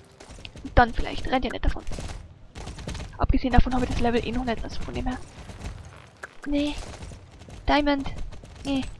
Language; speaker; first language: German; native; German